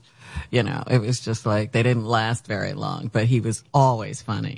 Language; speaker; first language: English; native; English